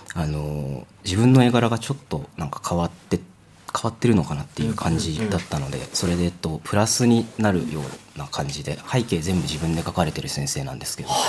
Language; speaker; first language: Japanese; native; Japanese